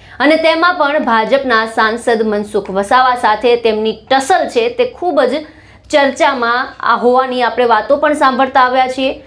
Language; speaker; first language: Gujarati; native; Gujarati